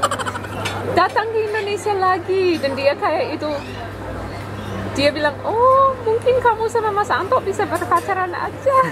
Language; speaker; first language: Indonesian; non-native, fluent; English